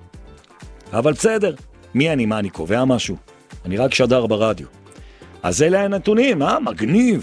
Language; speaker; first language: Hebrew; native; Hebrew